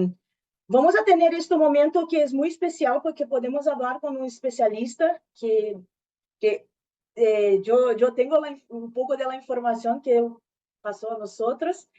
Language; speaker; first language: Spanish; non-native, learner; Portuguese